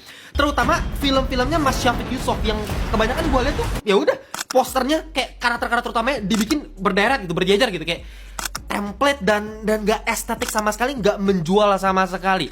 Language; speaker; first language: Indonesian; native; Indonesian